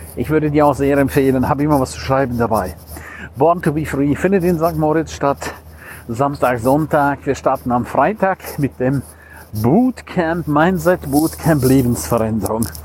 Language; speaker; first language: German; non-native, local second language; Romansh